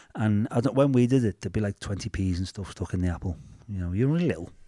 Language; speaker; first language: English; native; English